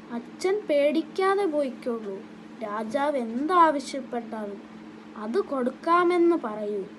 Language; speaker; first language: Malayalam; non-native, learner; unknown